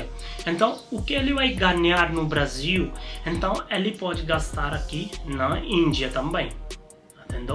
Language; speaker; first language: Portuguese; non-native, learner; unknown